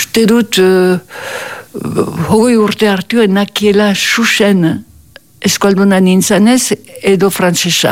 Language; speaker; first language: Basque; native; Basque